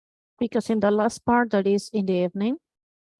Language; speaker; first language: English; non-native, learner; Spanish